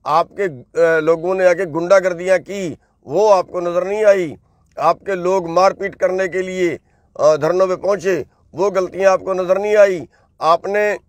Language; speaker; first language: Hindi; non-native, local second language; Punjabi